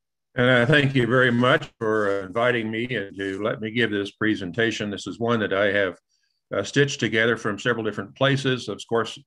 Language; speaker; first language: English; native; English